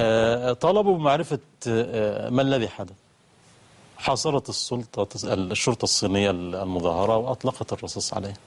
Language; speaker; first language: Arabic; native; Arabic